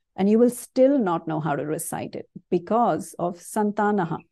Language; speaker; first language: English; non-native, local second language; Kannada